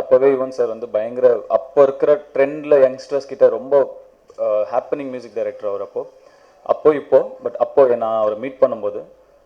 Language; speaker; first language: Tamil; native; Tamil